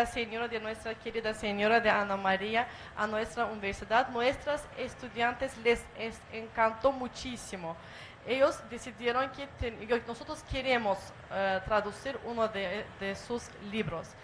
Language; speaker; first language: Spanish; non-native, fluent; Azerbaijani